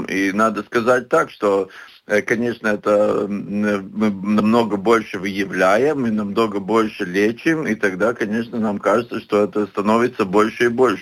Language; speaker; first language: Russian; non-native, local second language; Latvian